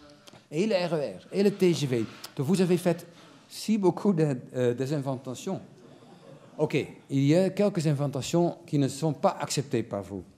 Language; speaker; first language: French; non-native, fluent; Dutch